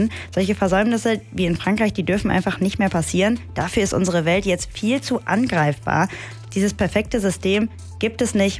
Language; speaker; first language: German; native; German